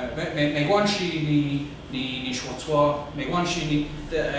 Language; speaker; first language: Chinese; non-native, learner; English